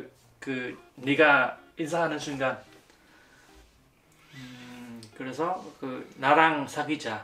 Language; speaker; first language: Korean; non-native, learner; Vietnamese